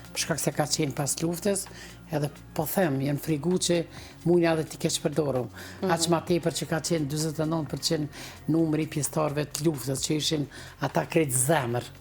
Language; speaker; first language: Albanian; native; Albanian